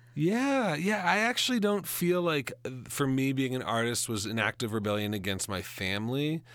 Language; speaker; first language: English; native; English